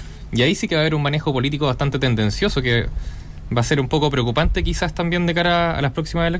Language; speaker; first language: Spanish; native; Spanish